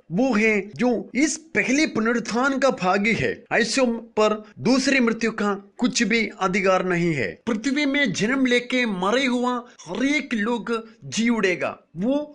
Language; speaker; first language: Hindi; non-native, local second language; Malayalam